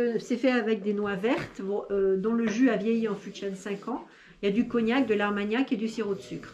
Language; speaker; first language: French; native; French